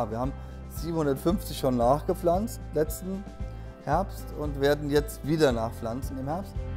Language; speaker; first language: German; native; German